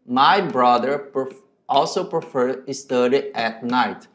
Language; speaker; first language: English; non-native, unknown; Portuguese